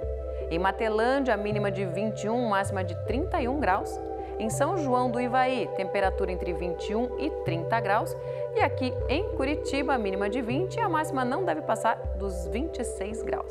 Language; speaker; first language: Portuguese; native; Portuguese